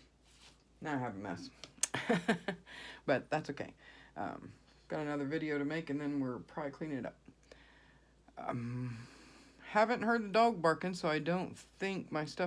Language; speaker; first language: English; native; English